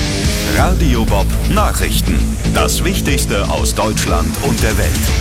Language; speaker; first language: German; native; German